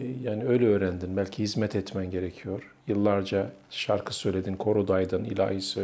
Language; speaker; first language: Turkish; native; Turkish